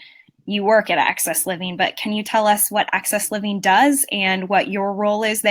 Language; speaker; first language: English; native; English